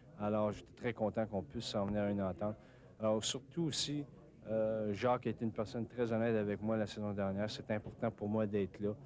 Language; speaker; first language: French; native; French